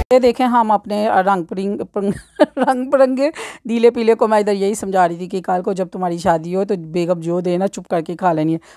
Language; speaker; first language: Urdu; non-native, local second language; Punjabi